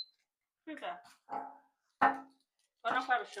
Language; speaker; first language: Finnish; non-native, learner; Kinyarwanda